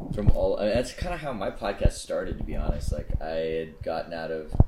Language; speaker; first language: English; native; English